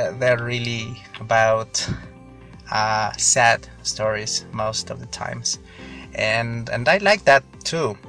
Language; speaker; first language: English; non-native, fluent; Spanish